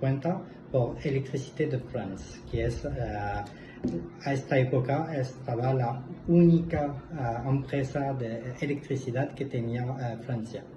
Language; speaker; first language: Spanish; non-native, fluent; French